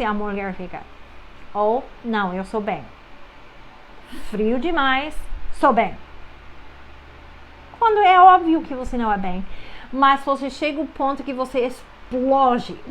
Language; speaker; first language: Portuguese; non-native, fluent; English